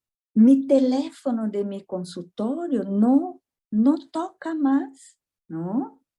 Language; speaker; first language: Spanish; non-native, fluent; Portuguese